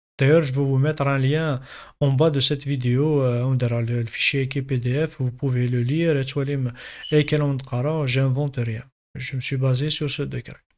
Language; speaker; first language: French; non-native, local second language; Kabyle